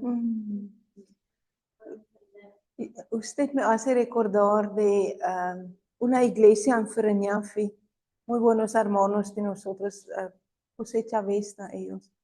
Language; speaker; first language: Spanish; non-native, fluent; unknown